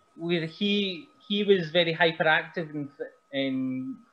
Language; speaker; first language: English; native; English